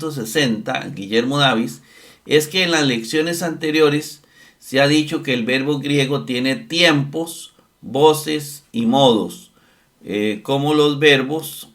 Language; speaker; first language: Spanish; native; Spanish